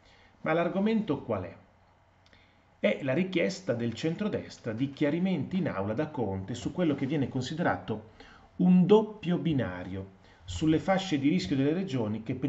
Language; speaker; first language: Italian; native; Italian